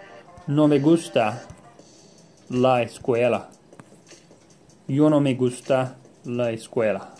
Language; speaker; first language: Spanish; non-native, learner; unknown